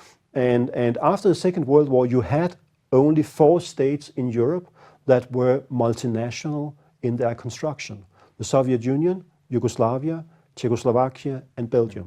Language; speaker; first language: English; non-native, fluent; Danish